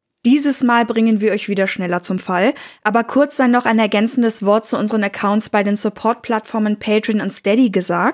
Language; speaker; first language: German; native; German